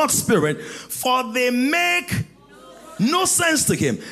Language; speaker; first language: English; non-native, local second language; Yoruba